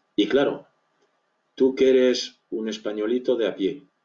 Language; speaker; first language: Spanish; early bilingual, other home language; French